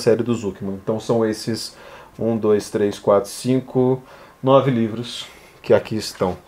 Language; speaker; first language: Portuguese; native; Portuguese